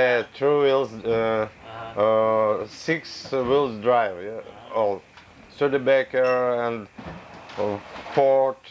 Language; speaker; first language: English; non-native, learner; Russian